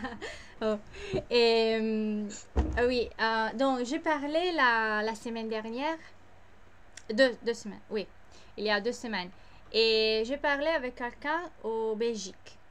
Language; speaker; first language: French; non-native, learner; English